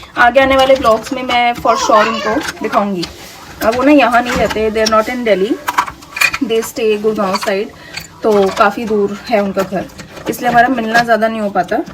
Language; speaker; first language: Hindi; native; Hindi